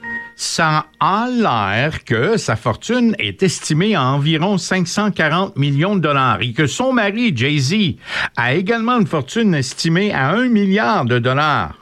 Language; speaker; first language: French; native; French